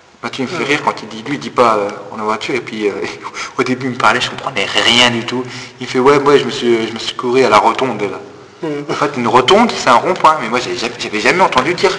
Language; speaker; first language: French; native; French